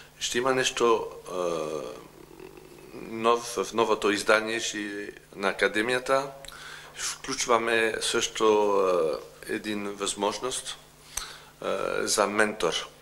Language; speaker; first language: Bulgarian; non-native, learner; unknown